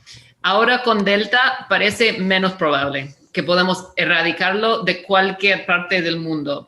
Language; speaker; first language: Spanish; non-native, fluent; English